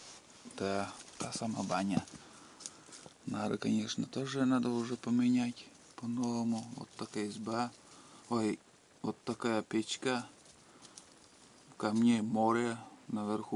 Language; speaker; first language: Russian; native; Russian